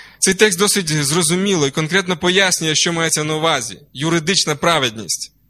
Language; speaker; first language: Ukrainian; non-native, local second language; Russian